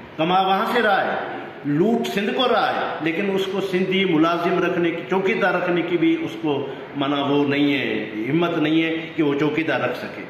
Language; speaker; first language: Urdu; non-native, local second language; Sindhi